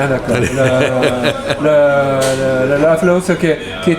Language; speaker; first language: French; non-native, learner; Japanese